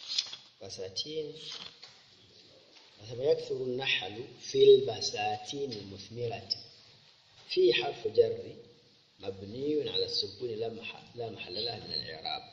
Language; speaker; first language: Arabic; non-native, fluent; Swahili